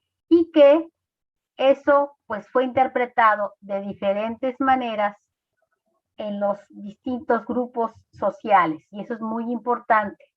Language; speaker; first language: Spanish; native; Spanish